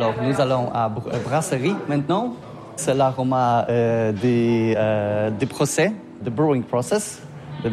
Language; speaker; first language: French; non-native, learner; Polish